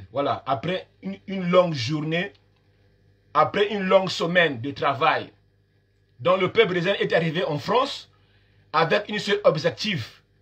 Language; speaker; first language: French; non-native, local second language; Lingala